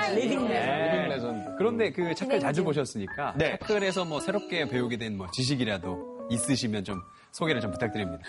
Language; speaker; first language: Korean; native; Korean